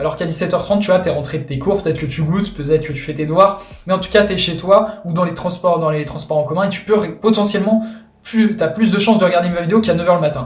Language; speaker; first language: French; native; French